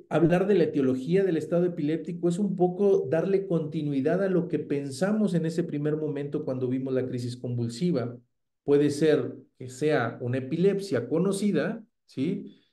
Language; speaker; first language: Spanish; native; Spanish